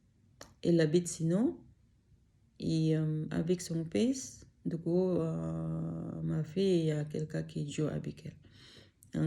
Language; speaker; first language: French; non-native, learner; Filipino